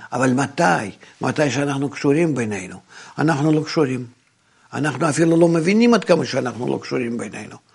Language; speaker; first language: Hebrew; non-native, fluent; Russian